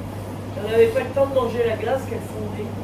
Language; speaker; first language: French; native; French